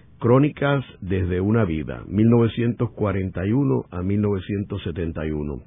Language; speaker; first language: Spanish; native; Spanish